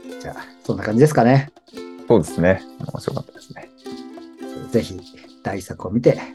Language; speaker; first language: Japanese; native; Japanese